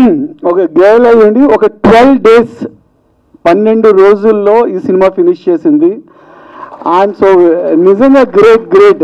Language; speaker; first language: Telugu; native; Telugu